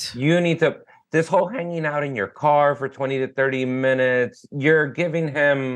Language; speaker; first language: English; native; English